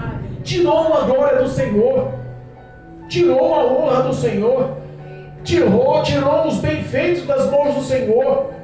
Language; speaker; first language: Portuguese; native; Portuguese